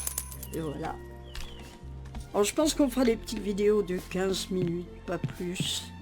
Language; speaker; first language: French; native; French